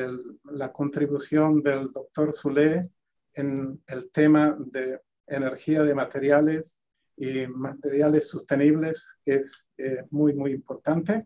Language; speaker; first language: Spanish; non-native, fluent; English